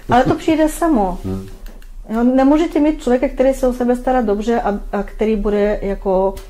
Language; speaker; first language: Czech; non-native, fluent; Bulgarian